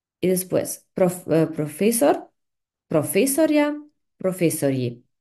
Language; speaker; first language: Spanish; non-native, fluent; Slovenian